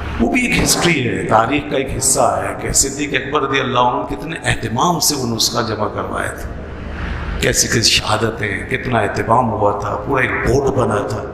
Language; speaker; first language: Urdu; native; Urdu